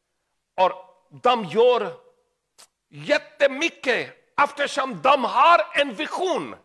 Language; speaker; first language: Swedish; non-native, learner; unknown